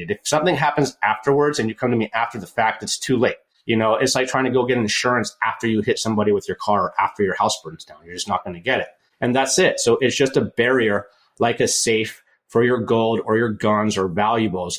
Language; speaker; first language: English; native; English